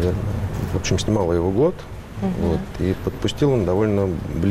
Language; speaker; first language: Russian; native; Russian